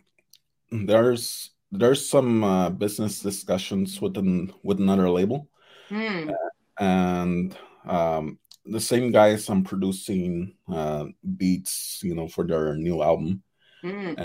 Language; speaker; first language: English; non-native, fluent; Cree